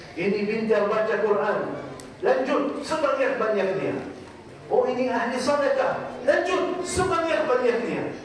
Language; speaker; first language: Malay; non-native, fluent; Arabic